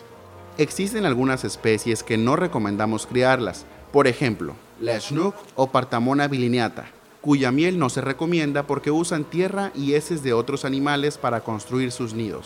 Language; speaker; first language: Spanish; native; Spanish